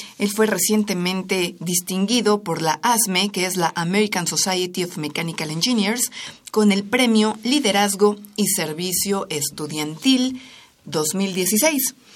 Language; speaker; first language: Spanish; native; Spanish